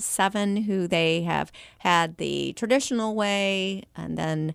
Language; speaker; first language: English; native; English